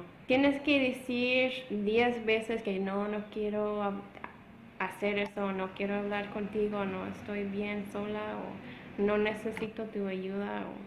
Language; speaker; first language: Spanish; non-native, fluent; English